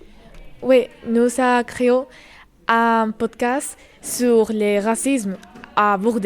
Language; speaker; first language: French; non-native, learner; Spanish